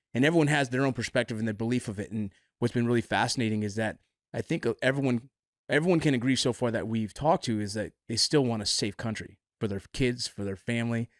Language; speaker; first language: English; native; English